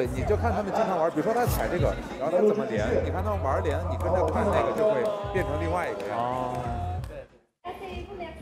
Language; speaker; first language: Chinese; native; Chinese